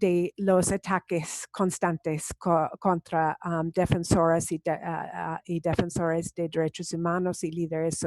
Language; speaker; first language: Spanish; non-native, fluent; English